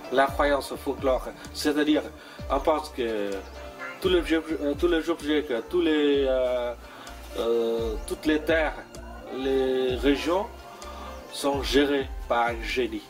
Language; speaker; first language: French; non-native, fluent; Vietnamese